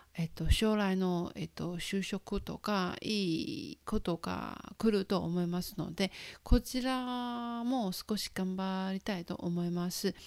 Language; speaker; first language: Japanese; non-native, fluent; Chinese